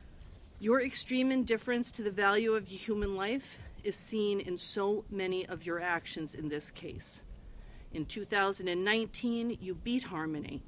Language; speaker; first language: English; native; English